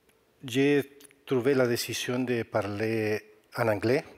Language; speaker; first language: French; non-native, learner; Spanish